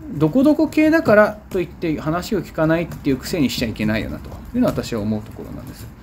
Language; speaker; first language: Japanese; native; Japanese